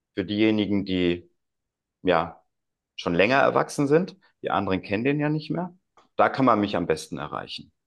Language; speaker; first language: German; native; German